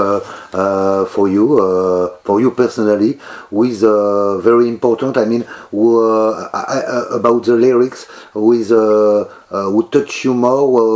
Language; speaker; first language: English; non-native, learner; French